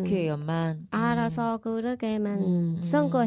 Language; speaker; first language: Korean; non-native, learner; Vietnamese